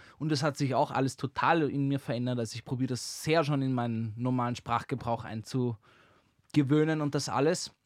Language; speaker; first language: German; native; German